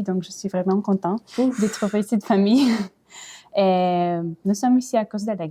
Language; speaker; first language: French; non-native, fluent; Ukrainian